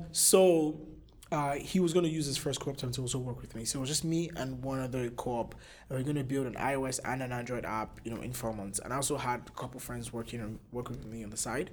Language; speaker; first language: English; non-native, local second language; Yoruba